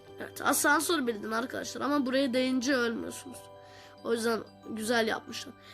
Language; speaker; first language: Turkish; native; Turkish